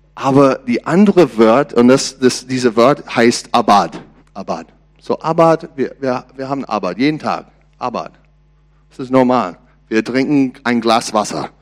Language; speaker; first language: German; non-native, learner; English